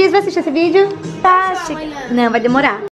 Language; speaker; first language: Portuguese; native; Portuguese